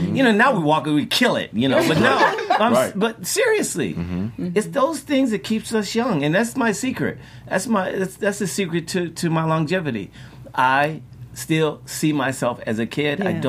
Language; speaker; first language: English; native; English